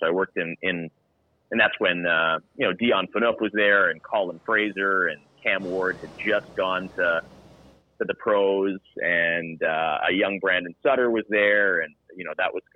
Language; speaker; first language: English; native; English